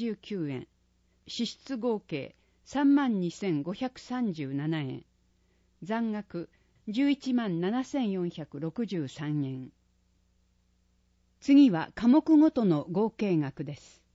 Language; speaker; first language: Japanese; native; Japanese